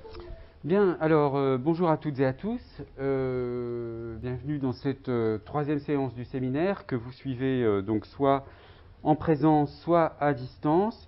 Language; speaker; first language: French; native; French